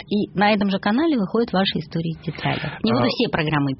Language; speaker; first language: Russian; native; Russian